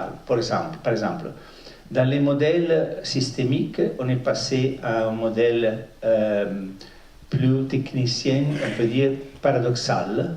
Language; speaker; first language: French; non-native, fluent; Italian